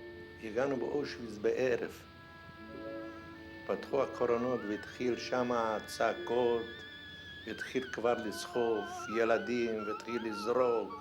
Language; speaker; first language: Hebrew; non-native, fluent; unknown